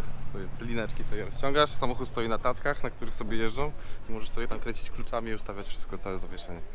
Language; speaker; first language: Polish; native; Polish